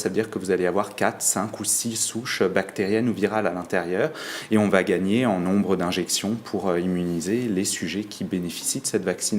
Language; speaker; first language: French; native; French